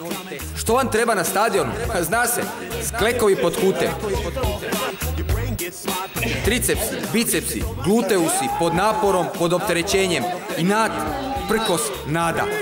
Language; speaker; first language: Serbian; native; Serbian